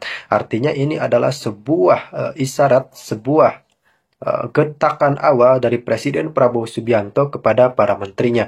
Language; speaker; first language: Indonesian; native; Indonesian